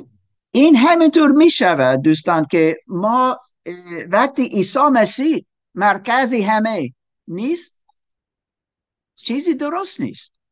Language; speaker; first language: Persian; non-native, learner; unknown